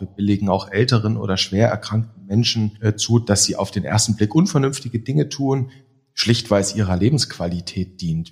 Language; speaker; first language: German; native; German